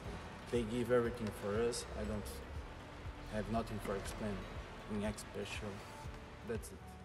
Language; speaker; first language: English; non-native, learner; Portuguese